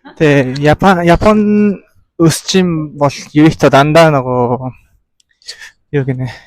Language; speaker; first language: Mongolian; non-native, learner; Japanese